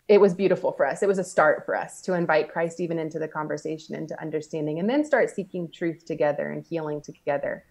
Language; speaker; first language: English; native; English